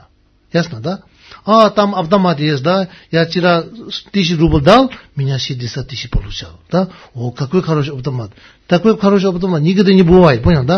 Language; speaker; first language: Russian; non-native, learner; Tibetan